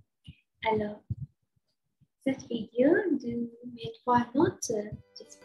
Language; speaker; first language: French; non-native, learner; Chinese